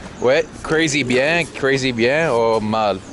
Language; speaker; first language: French; non-native, learner; English